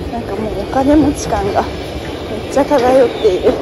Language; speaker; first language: Japanese; native; Japanese